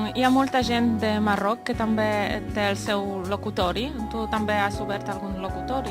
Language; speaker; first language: Catalan; non-native, fluent; Polish